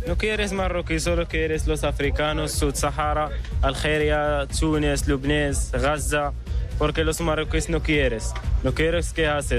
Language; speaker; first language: Spanish; non-native, learner; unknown